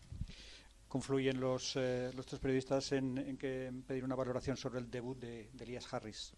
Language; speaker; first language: Spanish; native; Spanish